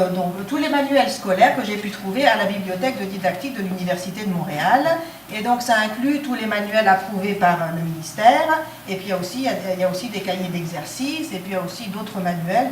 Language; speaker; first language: French; non-native, local second language; Arabic